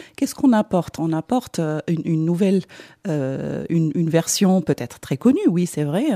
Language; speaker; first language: French; non-native, local second language; Arabic